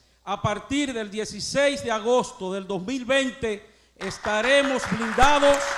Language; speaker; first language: Spanish; native; Spanish